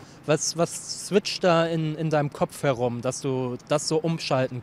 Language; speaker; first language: German; native; German